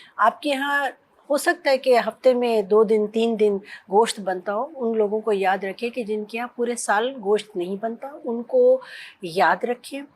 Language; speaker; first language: Urdu; native; Urdu